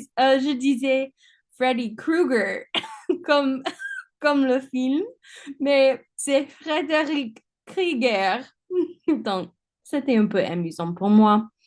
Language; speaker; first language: French; non-native, learner; English